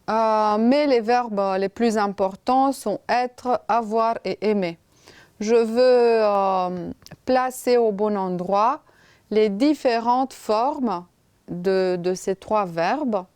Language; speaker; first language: French; non-native, fluent; Romanian